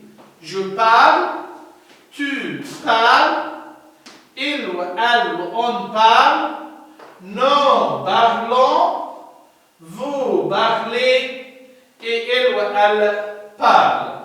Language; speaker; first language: French; non-native, learner; Arabic